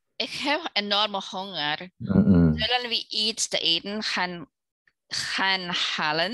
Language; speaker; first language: Dutch; non-native, learner; Indonesian